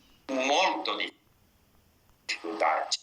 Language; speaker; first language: Italian; non-native, learner; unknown